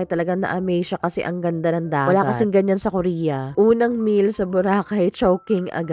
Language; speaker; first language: Filipino; native; Filipino